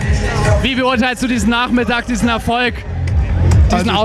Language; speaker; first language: German; native; German